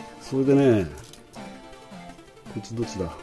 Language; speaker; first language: Japanese; native; Japanese